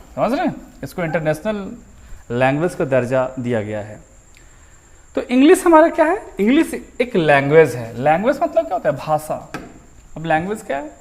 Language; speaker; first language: Hindi; native; Hindi